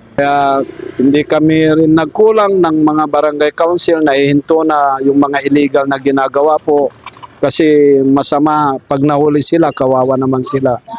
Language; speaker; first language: Filipino; non-native, local second language; Pangasinan